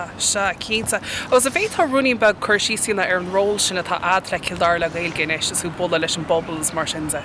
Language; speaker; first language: Irish; native; Irish